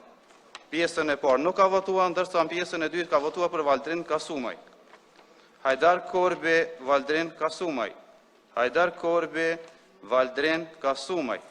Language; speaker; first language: Albanian; native; Albanian